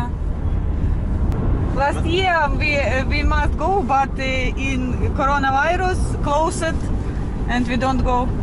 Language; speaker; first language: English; non-native, learner; Russian